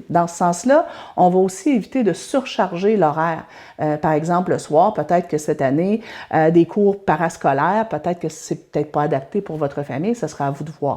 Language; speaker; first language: French; native; French